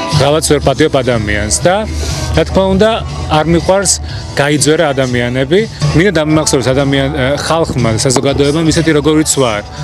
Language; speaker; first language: Georgian; early bilingual, heritage; Georgian